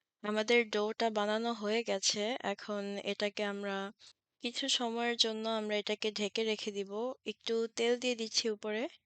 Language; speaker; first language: Bangla; early bilingual, heritage; Bangla